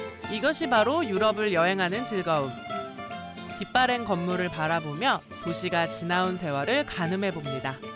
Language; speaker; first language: Korean; native; Korean